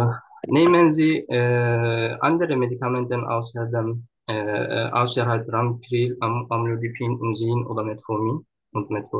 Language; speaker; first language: German; non-native, learner; Turkish